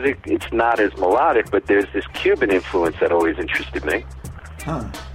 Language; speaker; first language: English; native; English